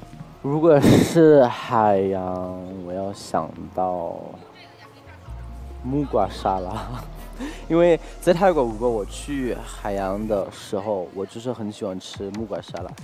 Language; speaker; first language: Chinese; non-native, fluent; Thai